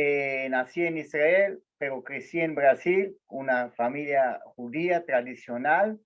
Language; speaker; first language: Spanish; non-native, learner; Portuguese